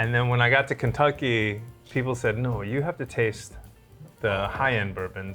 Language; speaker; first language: English; early bilingual, other home language; Korean